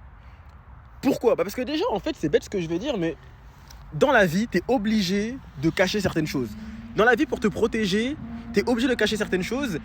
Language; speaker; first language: French; native; French